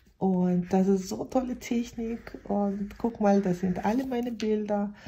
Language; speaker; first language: German; non-native, fluent; Russian